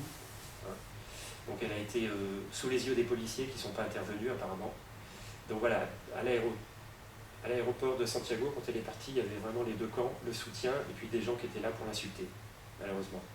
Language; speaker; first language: French; native; French